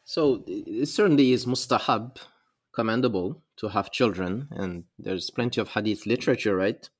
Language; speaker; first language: English; non-native, fluent; Arabic